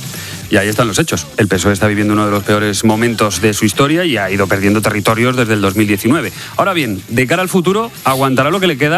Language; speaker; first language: Spanish; native; Spanish